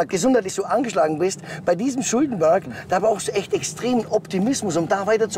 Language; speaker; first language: German; native; German